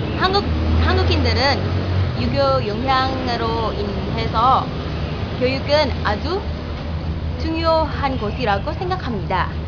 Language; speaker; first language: Korean; non-native, learner; Indonesian